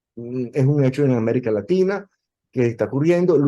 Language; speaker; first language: Spanish; native; Spanish